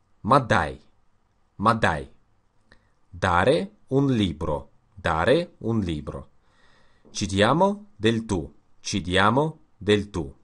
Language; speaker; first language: Italian; non-native, learner; Russian